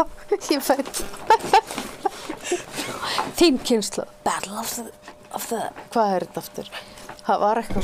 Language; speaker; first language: Icelandic; native; Icelandic